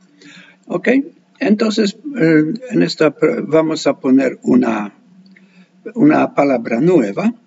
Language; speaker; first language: Spanish; non-native, fluent; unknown